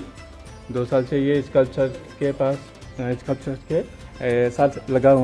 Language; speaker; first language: Hindi; non-native, local second language; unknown